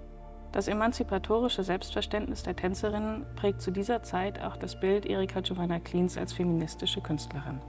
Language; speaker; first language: German; native; German